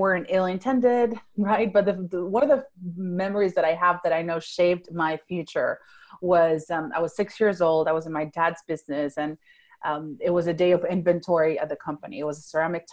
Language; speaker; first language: English; non-native, fluent; Spanish